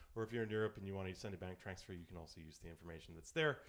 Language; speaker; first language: English; native; English